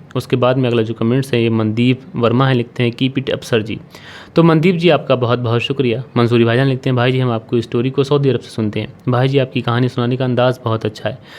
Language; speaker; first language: Hindi; native; Hindi